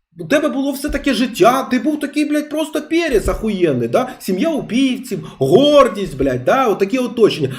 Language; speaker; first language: Ukrainian; non-native, local second language; Russian